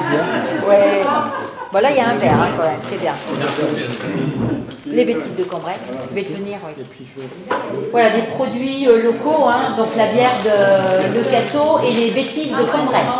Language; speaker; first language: French; native; French